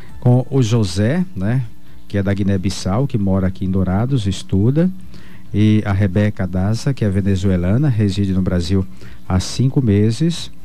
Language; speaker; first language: Portuguese; native; Portuguese